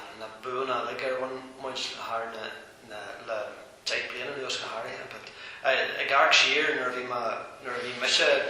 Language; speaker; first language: Irish; non-native, local second language; English